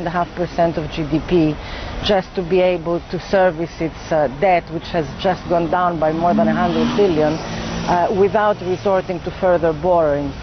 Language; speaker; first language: English; non-native, fluent; Greek